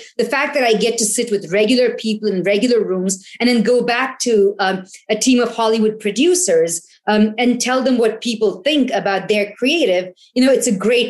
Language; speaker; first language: English; non-native, local second language; Tamil